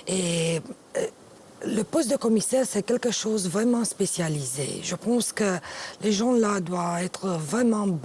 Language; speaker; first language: French; non-native, fluent; Romanian